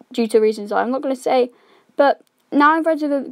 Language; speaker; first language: English; native; English